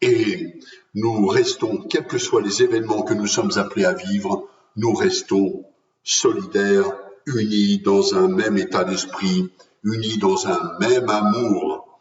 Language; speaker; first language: French; native; French